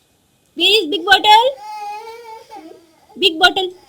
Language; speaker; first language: English; non-native, local second language; Hindi